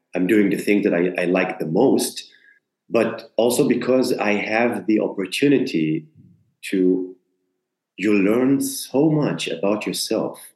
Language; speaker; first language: English; non-native, fluent; Hebrew